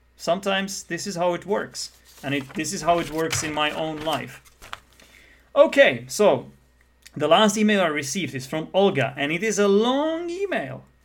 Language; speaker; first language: English; non-native, fluent; Czech